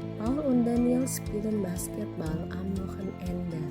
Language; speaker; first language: German; non-native, fluent; Indonesian